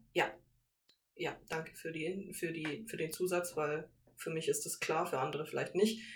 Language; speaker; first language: German; native; German